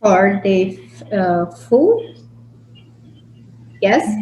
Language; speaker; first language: English; non-native, learner; Portuguese